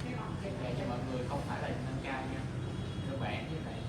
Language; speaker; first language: Vietnamese; native; Vietnamese